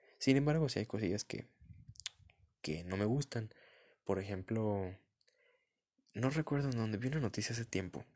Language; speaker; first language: Spanish; early bilingual, heritage; Spanish